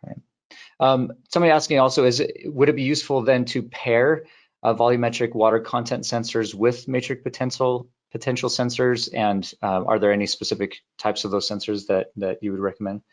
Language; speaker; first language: English; native; English